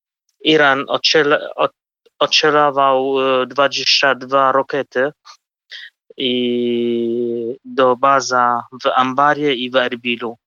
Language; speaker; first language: Polish; non-native, fluent; Kurdish